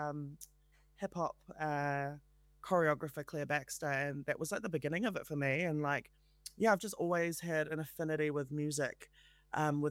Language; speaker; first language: English; native; English